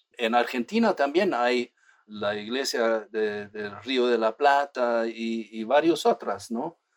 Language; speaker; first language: Spanish; non-native, fluent; German